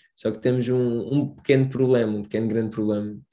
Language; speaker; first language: Portuguese; early bilingual, other home language; Romanian